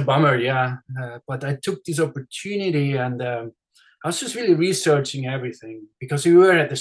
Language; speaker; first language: English; non-native, fluent; Swiss German